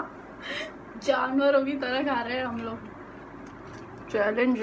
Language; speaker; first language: Hindi; non-native, local second language; Gujarati